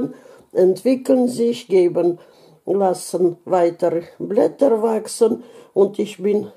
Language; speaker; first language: German; non-native, fluent; Russian